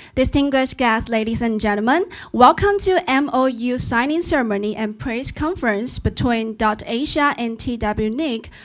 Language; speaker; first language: English; non-native, fluent; Chinese